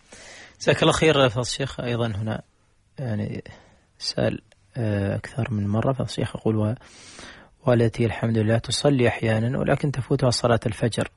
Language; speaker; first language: Arabic; native; Arabic